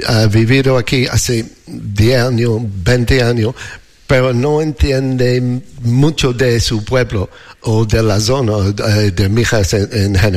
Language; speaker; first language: Spanish; non-native, learner; English